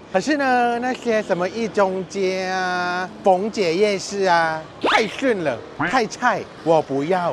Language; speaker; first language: Chinese; non-native, fluent; Thai